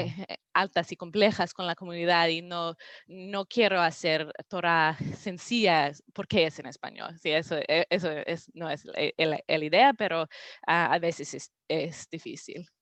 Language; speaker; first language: Spanish; non-native, learner; English